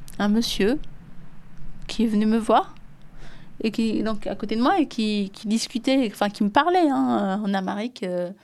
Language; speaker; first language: French; early bilingual, other home language; Amharic